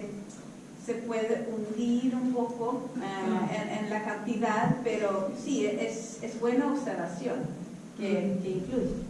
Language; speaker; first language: Spanish; non-native, fluent; Swedish